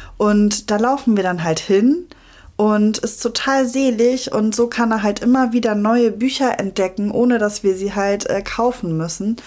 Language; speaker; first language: German; native; German